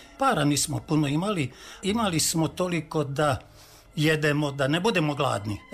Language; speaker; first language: Serbian; native; Serbian